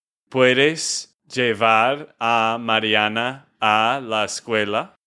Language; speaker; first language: Spanish; non-native, fluent; English